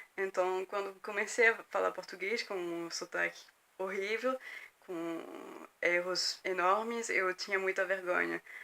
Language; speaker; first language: Portuguese; non-native, fluent; French